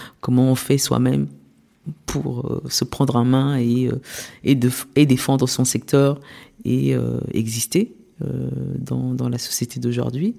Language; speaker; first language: French; early bilingual, other home language; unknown